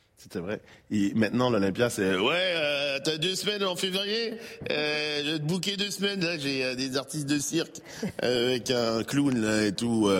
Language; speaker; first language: French; native; French